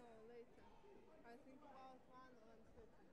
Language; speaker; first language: English; non-native, learner; Russian